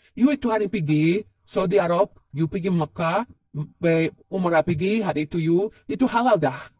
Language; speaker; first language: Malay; non-native, learner; Rohingya